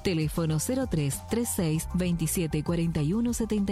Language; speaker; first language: Spanish; native; Spanish